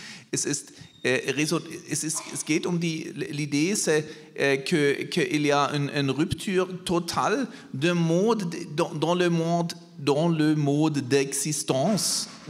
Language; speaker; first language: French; non-native, learner; German